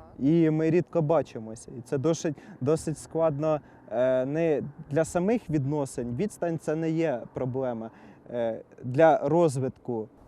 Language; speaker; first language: Ukrainian; non-native, local second language; Russian